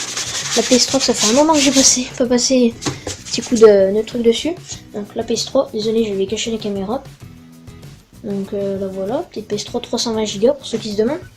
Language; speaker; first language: French; native; French